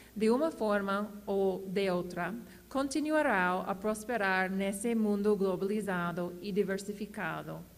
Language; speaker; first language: Portuguese; non-native, learner; English